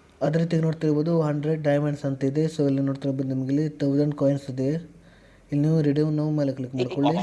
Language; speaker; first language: Kannada; native; Kannada